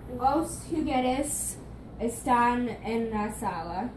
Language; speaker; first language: Spanish; non-native, learner; English